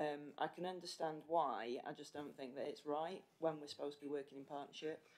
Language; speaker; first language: English; native; English